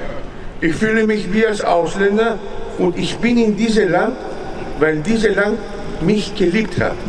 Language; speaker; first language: German; non-native, fluent; Greek